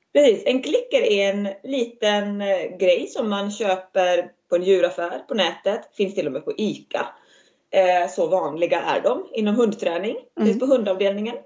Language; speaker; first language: Swedish; native; Swedish